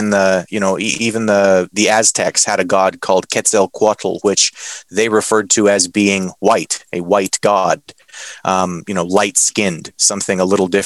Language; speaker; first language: English; native; English